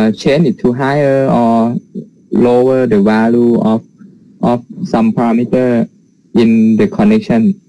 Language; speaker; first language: English; non-native, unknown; Thai